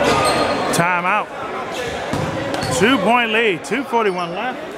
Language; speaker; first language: English; native; English